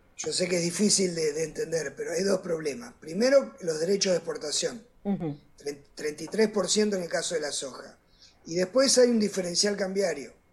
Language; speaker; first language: Spanish; native; Spanish